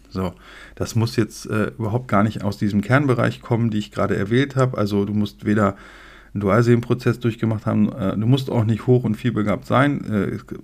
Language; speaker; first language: German; native; German